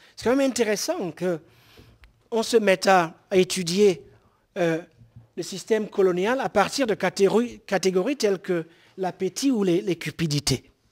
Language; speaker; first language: French; non-native, local second language; Basaa